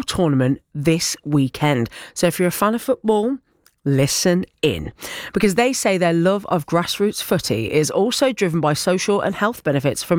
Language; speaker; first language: English; native; English